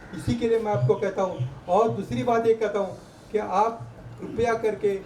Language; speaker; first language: Hindi; non-native, local second language; Marathi